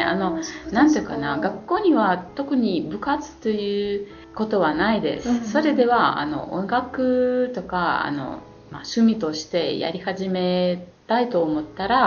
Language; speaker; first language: Japanese; non-native, fluent; Ukrainian